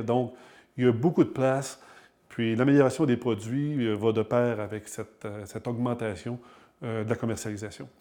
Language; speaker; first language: French; native; French